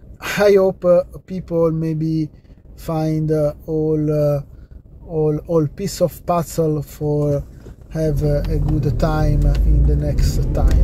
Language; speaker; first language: English; non-native, learner; Italian